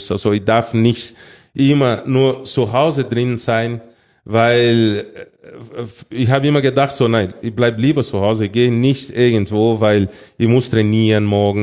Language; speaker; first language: German; non-native, fluent; Portuguese